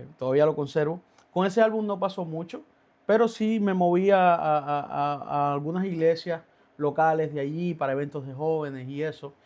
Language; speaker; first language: Spanish; native; Spanish